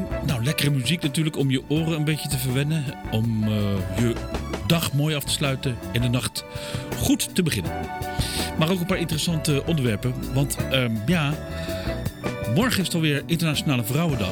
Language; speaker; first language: Dutch; native; Dutch